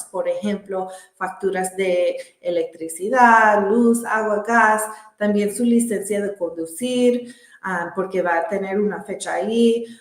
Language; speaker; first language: Spanish; early bilingual, heritage; Spanish